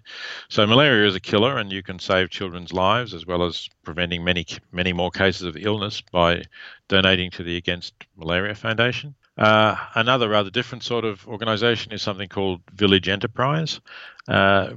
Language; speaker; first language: English; native; English